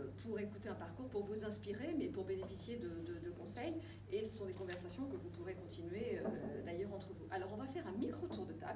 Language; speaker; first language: French; native; French